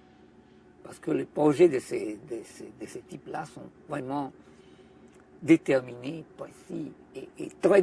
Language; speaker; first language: French; non-native, fluent; Italian